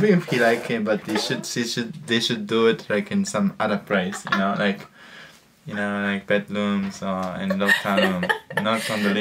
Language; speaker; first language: English; non-native, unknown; Japanese